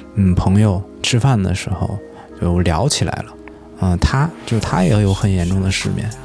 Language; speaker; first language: Chinese; native; Chinese